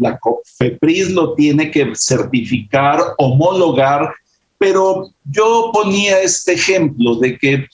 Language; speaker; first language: Spanish; native; Spanish